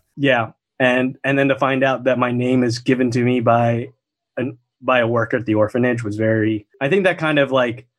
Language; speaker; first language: English; native; English